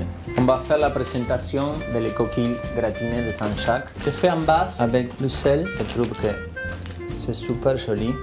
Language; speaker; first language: French; non-native, fluent; Spanish